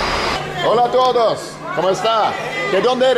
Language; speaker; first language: Spanish; non-native, learner; English